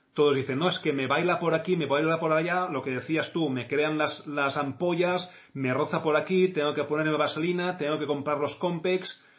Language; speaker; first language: Spanish; non-native, local second language; Catalan